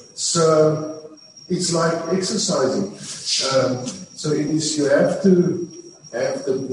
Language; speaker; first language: English; native; English